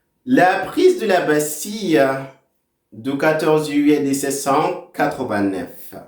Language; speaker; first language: French; non-native, fluent; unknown